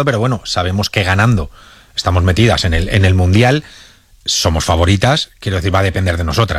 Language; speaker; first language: Spanish; native; Spanish